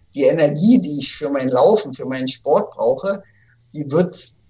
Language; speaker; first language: German; native; German